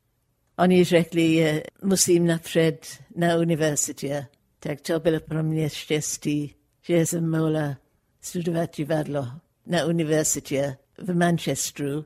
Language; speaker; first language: Czech; non-native, fluent; English